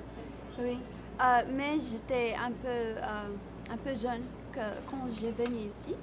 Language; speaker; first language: French; non-native, learner; Arabic